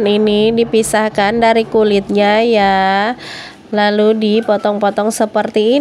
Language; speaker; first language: Indonesian; native; Indonesian